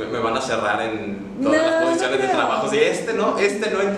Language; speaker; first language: Spanish; native; Spanish